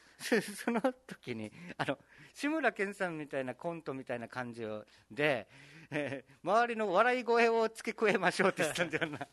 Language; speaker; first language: Japanese; native; Japanese